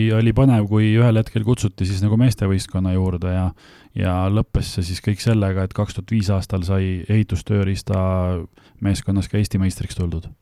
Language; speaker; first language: Estonian; native; Estonian